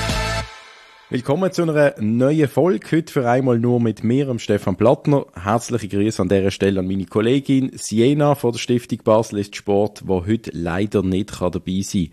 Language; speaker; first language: German; native; German